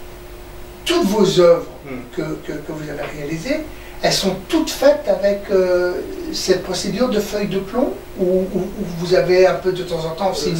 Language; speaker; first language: French; native; French